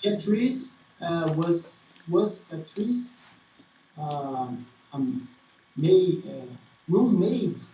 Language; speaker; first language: English; non-native, learner; Portuguese